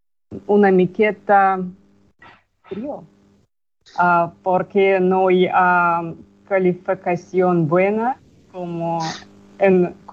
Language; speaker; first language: Catalan; non-native, learner; Russian